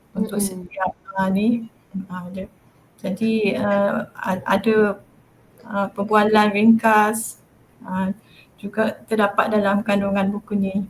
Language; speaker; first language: Malay; non-native, local second language; Māori